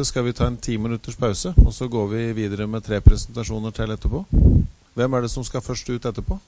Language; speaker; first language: Norwegian; native; Norwegian